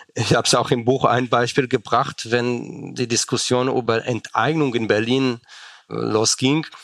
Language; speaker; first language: German; non-native, fluent; Hebrew